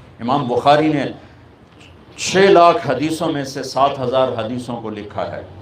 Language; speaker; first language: Urdu; non-native, local second language; Punjabi